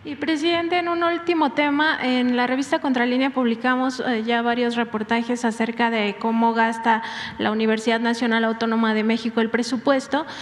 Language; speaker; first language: Spanish; native; Spanish